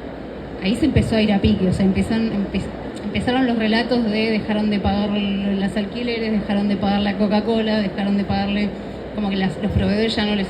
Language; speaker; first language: Spanish; native; Spanish